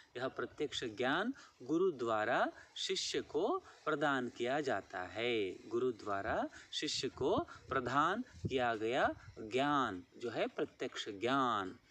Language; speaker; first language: Hindi; non-native, local second language; Telugu